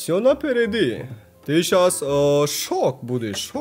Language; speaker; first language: Russian; non-native, learner; Tajik